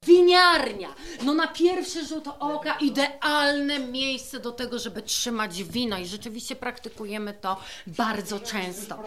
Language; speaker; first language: Polish; native; Polish